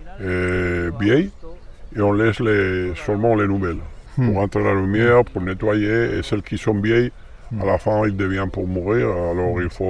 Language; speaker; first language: French; non-native, learner; Spanish